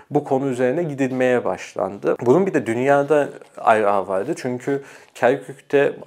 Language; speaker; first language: Turkish; early bilingual, heritage; Arabic